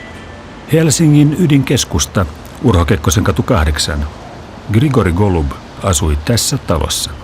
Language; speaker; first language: Finnish; native; Finnish